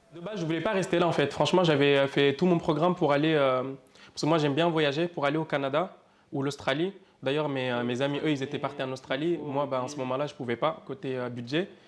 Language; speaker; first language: French; non-native, local second language; Fula